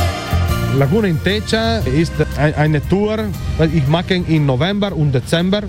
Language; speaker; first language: German; non-native, learner; Italian